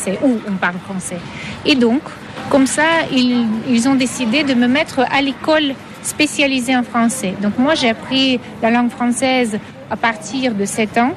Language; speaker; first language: French; non-native, fluent; Russian